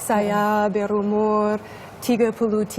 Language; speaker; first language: Indonesian; non-native, fluent; English